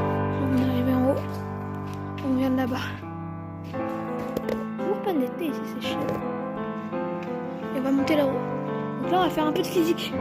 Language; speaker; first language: French; native; French